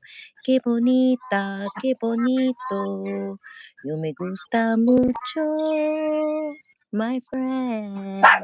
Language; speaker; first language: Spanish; non-native, learner; English